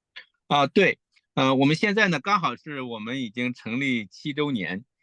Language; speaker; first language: Chinese; native; Chinese